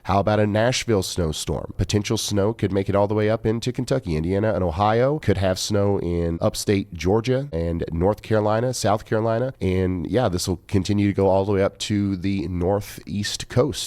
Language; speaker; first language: English; native; English